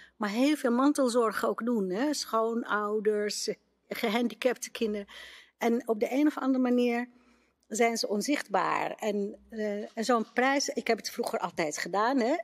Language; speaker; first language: Dutch; non-native, fluent; Arabic